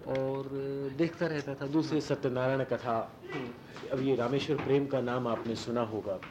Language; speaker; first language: Hindi; non-native, local second language; Marwari